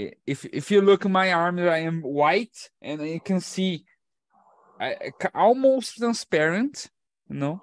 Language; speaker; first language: English; non-native, fluent; Portuguese